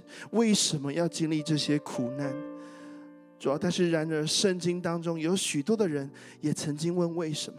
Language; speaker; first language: Chinese; native; Chinese